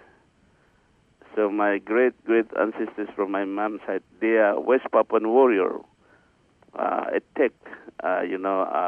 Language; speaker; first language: English; non-native, learner; Indonesian